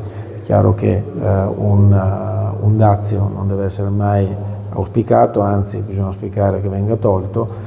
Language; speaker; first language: Italian; native; Italian